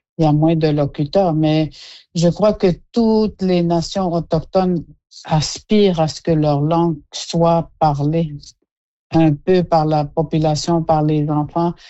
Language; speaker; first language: French; non-native, local second language; Innu-aimun